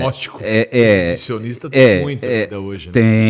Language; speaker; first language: Portuguese; native; Portuguese